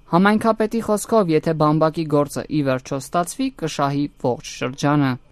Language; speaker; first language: Armenian; native; Armenian